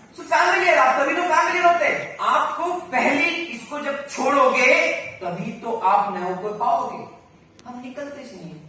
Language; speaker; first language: Hindi; non-native, local second language; Marathi